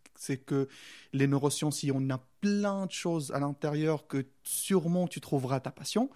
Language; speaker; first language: French; non-native, local second language; Arabic